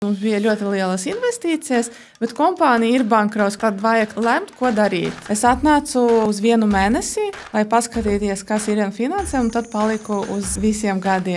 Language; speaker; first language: Latvian; non-native, local second language; Russian